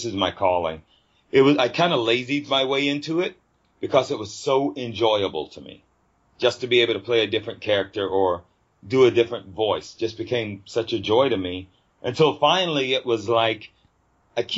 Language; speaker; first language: English; native; English